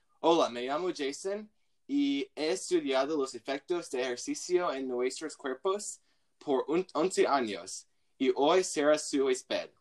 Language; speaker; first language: Spanish; non-native, learner; English